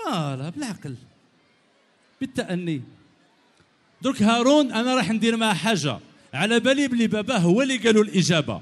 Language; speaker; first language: Arabic; native; Arabic